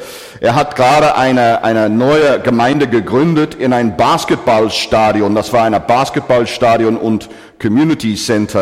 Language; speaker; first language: German; non-native, fluent; English